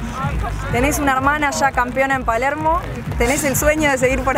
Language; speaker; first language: Spanish; native; Spanish